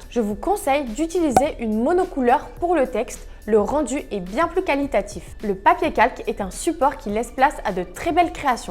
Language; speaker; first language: French; native; French